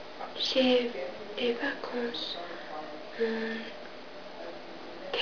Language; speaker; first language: French; non-native, learner; English